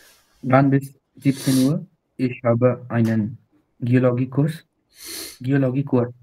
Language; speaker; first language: German; non-native, learner; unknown